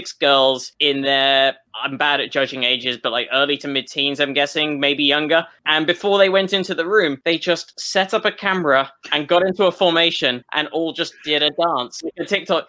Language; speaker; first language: English; native; English